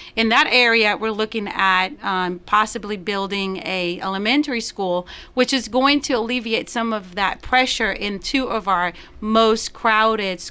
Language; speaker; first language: English; non-native, fluent; Spanish